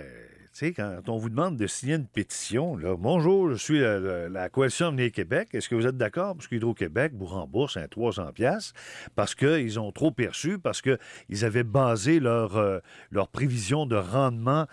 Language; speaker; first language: French; native; French